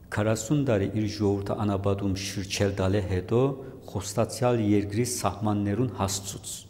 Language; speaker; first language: Armenian; native; Armenian